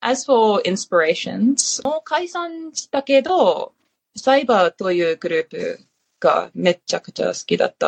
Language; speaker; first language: Japanese; non-native, learner; English